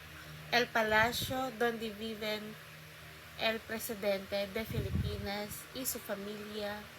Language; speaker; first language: Spanish; non-native, learner; Filipino